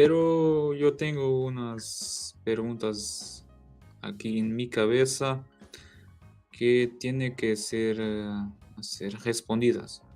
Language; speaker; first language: Spanish; non-native, learner; Portuguese